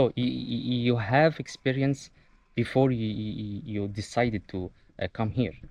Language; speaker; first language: English; non-native, learner; Arabic